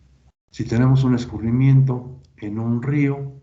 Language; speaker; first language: Spanish; native; Spanish